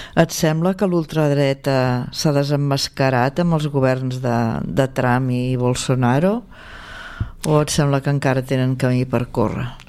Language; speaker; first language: Catalan; native; Catalan